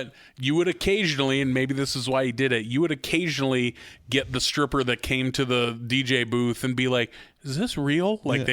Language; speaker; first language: English; native; English